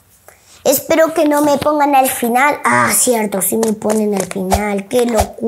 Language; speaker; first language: Spanish; native; Spanish